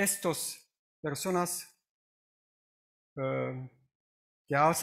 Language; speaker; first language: Spanish; non-native, fluent; Romanian